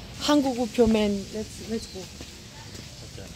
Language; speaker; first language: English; non-native, learner; Korean